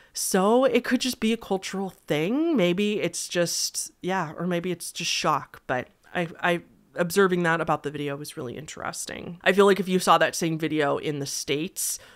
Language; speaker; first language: English; native; English